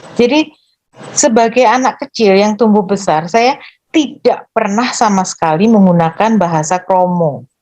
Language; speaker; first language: Indonesian; native; Indonesian